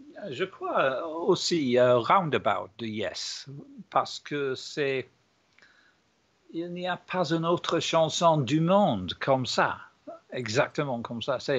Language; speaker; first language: French; non-native, learner; English